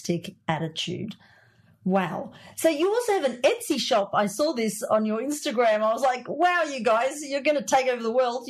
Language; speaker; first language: English; native; English